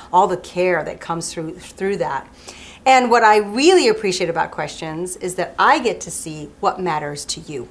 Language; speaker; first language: English; early bilingual, other home language; French